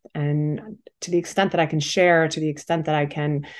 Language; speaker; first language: English; native; English